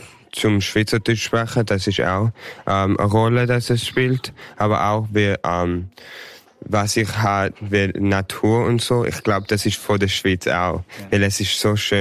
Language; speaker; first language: German; early bilingual, heritage; English